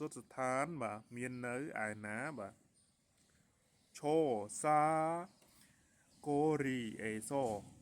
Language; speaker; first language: Korean; non-native, learner; Khmer